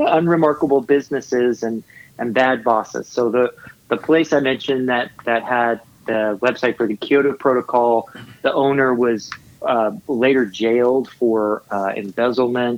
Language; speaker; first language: English; native; English